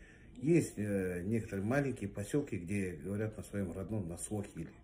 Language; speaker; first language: Russian; non-native, local second language; Kazakh